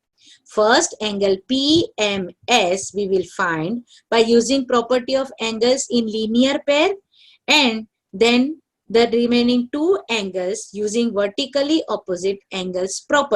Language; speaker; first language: English; non-native, local second language; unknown